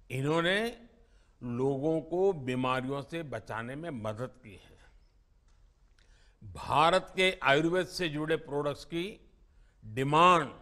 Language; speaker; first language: Hindi; non-native, local second language; Gujarati